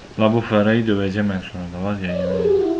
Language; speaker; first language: Turkish; native; Turkish